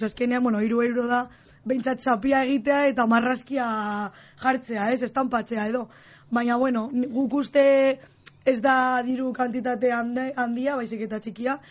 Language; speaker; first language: Basque; non-native, local second language; Spanish